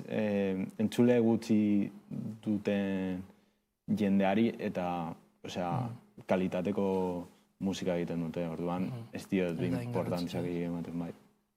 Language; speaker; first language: Basque; non-native, local second language; Spanish